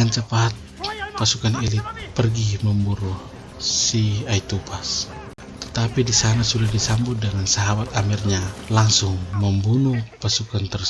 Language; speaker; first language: Indonesian; native; Indonesian